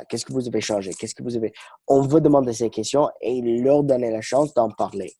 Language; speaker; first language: French; non-native, fluent; English